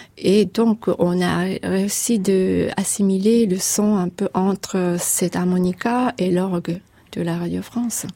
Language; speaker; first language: French; non-native, fluent; Japanese